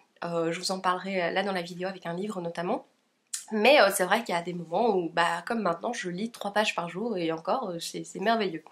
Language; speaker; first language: French; native; French